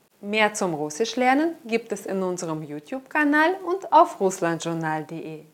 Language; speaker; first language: German; non-native, fluent; Russian